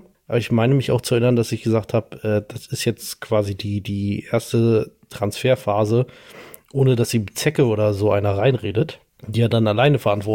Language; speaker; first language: German; native; German